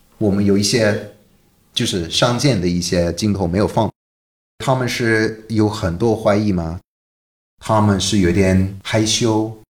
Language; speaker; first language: Chinese; non-native, fluent; English